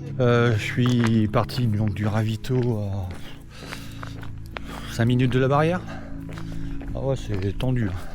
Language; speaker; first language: French; native; French